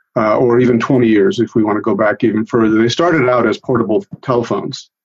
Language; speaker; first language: English; early bilingual, other home language; Italian